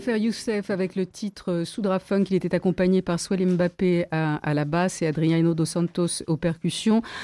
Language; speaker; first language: French; native; French